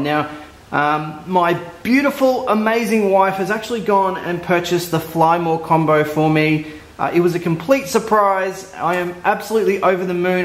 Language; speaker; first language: English; native; English